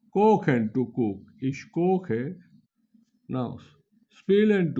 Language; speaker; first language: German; non-native, fluent; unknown